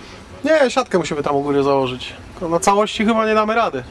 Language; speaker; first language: Polish; native; Polish